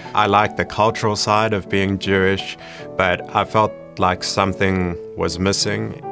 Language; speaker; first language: English; native; English